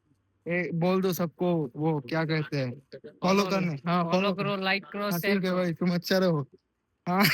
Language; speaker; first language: Hindi; non-native, learner; Bangla